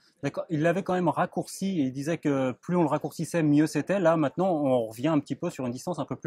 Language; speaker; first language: French; native; French